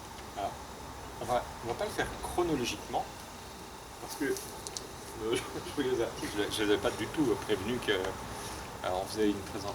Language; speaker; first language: French; native; French